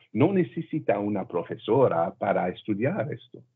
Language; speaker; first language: Spanish; non-native, learner; French